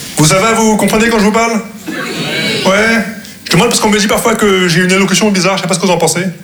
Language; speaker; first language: French; non-native, local second language; Arabic